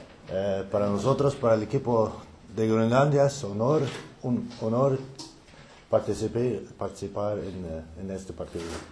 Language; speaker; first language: Spanish; non-native, learner; Danish